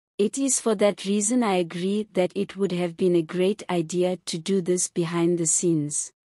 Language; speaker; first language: English; non-native, local second language; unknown